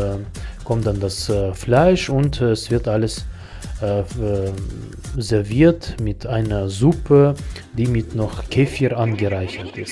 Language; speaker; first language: German; non-native, fluent; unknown